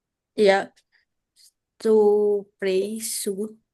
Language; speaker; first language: English; non-native, learner; Indonesian